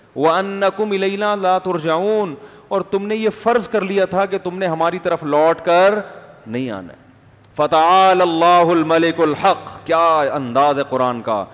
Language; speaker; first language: Urdu; native; Urdu